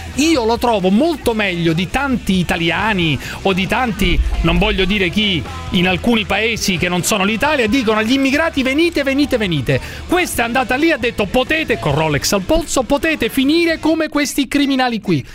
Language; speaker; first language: Italian; native; Italian